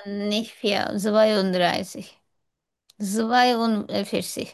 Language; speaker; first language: German; non-native, fluent; Turkish